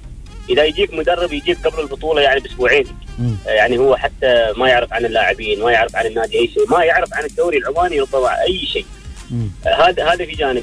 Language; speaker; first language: Arabic; native; Arabic